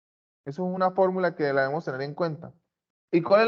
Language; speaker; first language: Spanish; native; Spanish